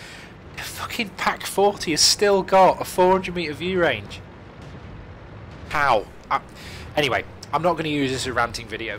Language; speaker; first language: English; native; English